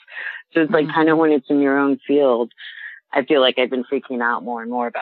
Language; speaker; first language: English; native; English